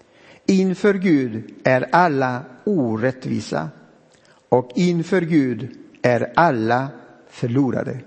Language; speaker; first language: Swedish; non-native, fluent; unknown